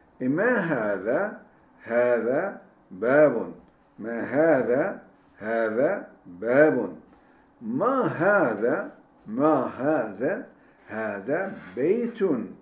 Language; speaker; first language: Arabic; non-native, fluent; Turkish